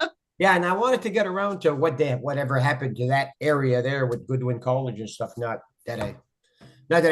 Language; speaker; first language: English; native; English